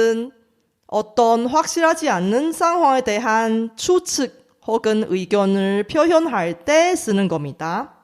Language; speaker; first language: Korean; non-native, fluent; Chinese